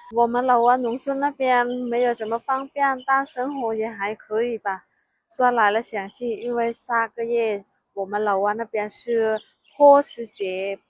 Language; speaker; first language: Chinese; non-native, learner; Lao